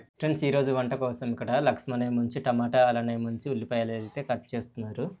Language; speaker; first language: Telugu; non-native, local second language; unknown